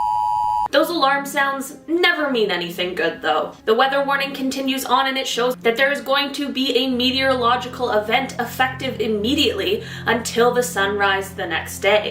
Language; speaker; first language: English; native; English